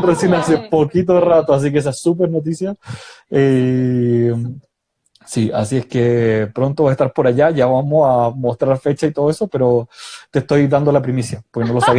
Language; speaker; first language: Spanish; native; Spanish